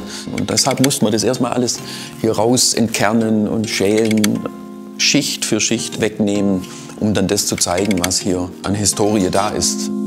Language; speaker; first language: German; native; German